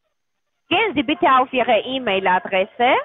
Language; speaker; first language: German; non-native, learner; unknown